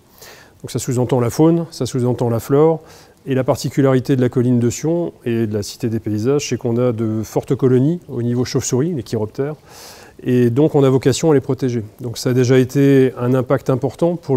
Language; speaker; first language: French; native; French